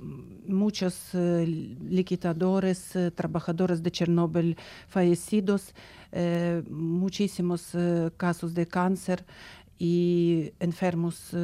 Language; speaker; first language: Spanish; non-native, learner; Ukrainian